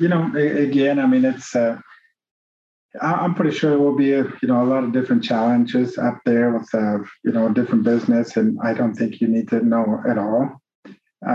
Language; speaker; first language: English; non-native, fluent; Spanish